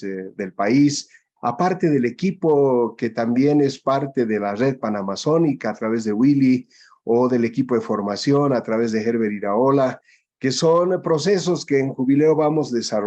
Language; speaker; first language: Spanish; native; Spanish